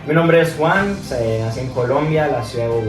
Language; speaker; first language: Spanish; native; Spanish